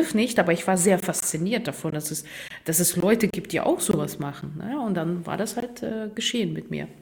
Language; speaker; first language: German; non-native, fluent; Russian